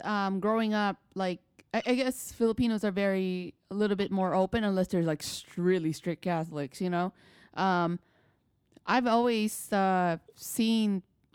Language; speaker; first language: English; non-native, local second language; Filipino